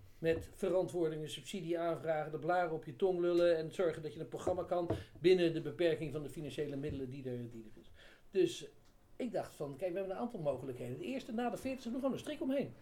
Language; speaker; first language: Dutch; native; Dutch